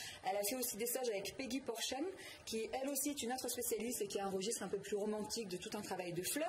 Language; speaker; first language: French; native; French